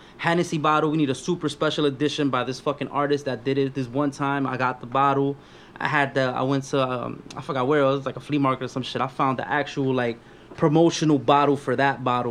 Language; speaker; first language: English; early bilingual, other home language; Spanish